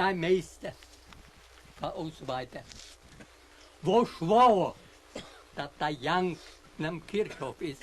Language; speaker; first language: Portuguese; non-native, local second language; Low German